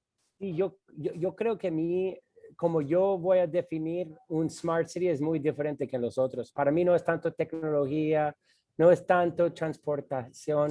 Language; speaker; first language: Spanish; non-native, fluent; English